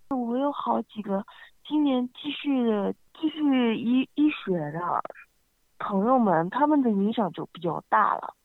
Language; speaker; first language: Chinese; native; Chinese